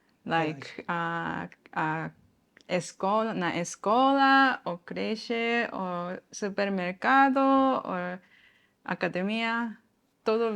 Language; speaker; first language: Portuguese; non-native, learner; Japanese